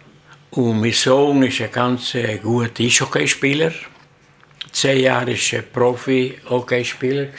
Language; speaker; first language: German; non-native, learner; Italian